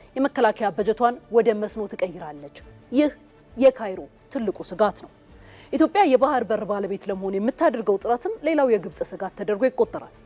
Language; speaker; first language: Amharic; native; Amharic